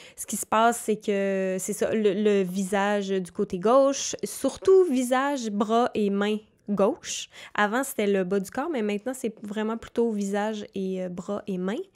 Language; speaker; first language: French; native; French